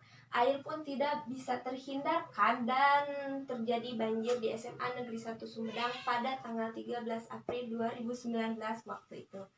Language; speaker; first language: Indonesian; native; Indonesian